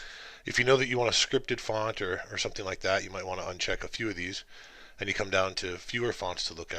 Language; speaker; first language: English; native; English